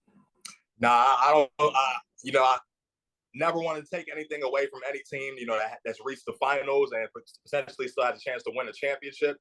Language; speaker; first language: English; native; English